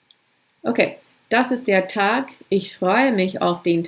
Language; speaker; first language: German; non-native, fluent; English